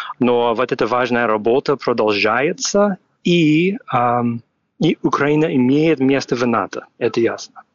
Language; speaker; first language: Russian; non-native, fluent; English